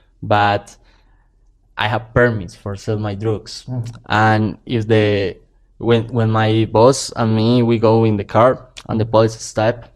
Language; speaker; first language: English; non-native, learner; Spanish